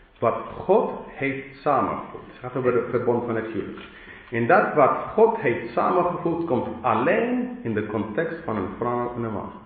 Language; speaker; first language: Dutch; non-native, fluent; English